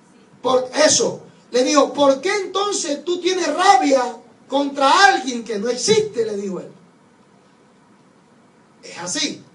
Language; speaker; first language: Spanish; native; Spanish